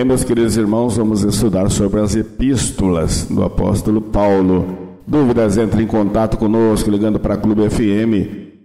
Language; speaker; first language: Portuguese; native; Portuguese